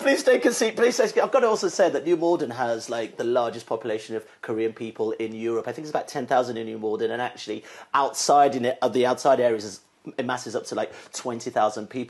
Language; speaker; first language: English; non-native, local second language; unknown